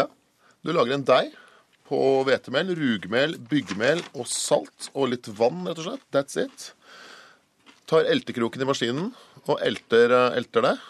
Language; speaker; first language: Norwegian; native; Norwegian